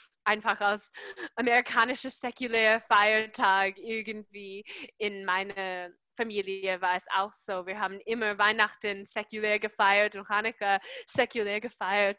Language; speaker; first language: German; non-native, fluent; English